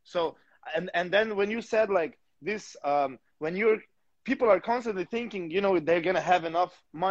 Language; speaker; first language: English; non-native, fluent; Slovenian